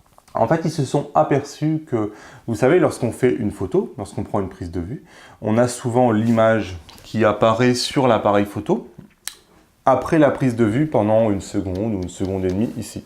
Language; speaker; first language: French; native; French